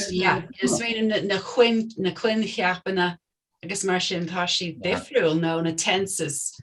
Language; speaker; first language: Irish; non-native, local second language; English